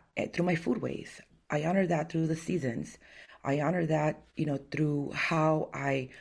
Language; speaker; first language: English; early bilingual, other home language; Spanish